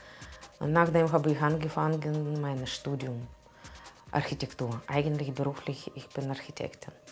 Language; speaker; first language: German; non-native, learner; Russian